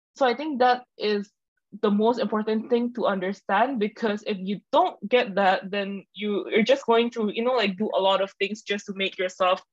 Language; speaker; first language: English; non-native, fluent; Indonesian